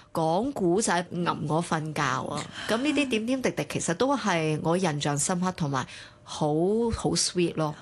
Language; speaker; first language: Cantonese; early bilingual, other home language; Chinese